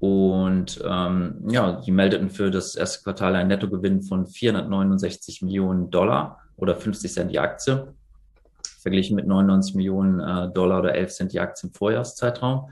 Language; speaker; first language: German; native; German